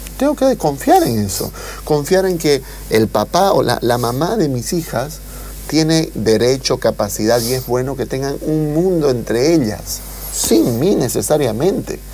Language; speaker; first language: Spanish; native; Spanish